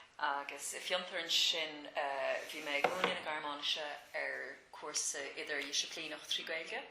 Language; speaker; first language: Irish; non-native, local second language; English